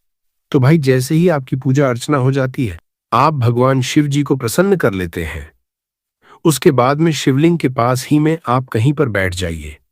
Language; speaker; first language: Hindi; native; Hindi